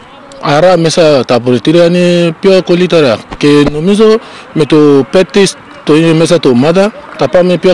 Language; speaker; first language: Greek; non-native, learner; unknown